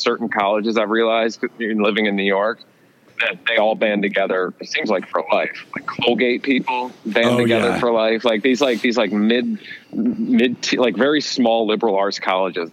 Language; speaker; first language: English; native; English